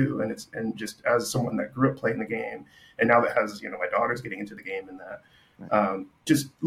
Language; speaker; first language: English; native; English